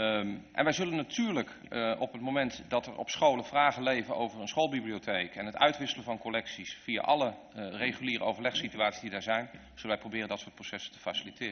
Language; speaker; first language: Dutch; native; Dutch